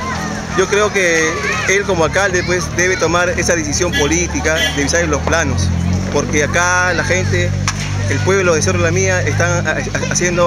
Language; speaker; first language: Spanish; native; Spanish